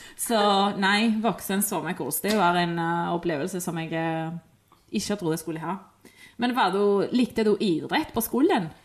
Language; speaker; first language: Norwegian; non-native, fluent; Spanish